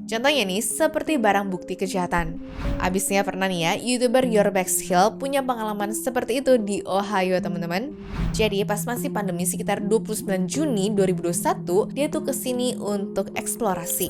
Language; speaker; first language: Indonesian; native; Indonesian